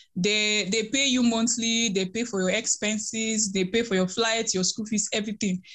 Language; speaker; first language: English; non-native, local second language; Igbo